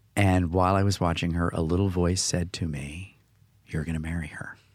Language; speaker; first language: English; native; English